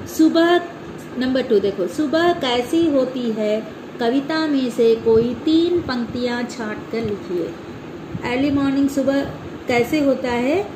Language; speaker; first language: Hindi; non-native, local second language; Telugu